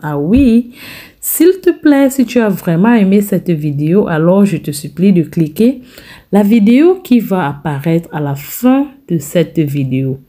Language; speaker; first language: French; non-native, local second language; English